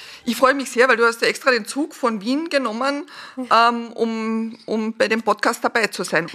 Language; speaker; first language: German; native; German